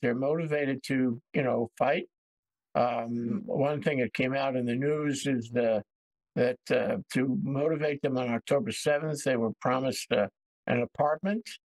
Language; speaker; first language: English; native; English